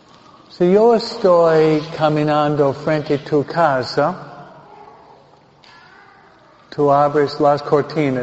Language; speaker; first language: Spanish; non-native, fluent; English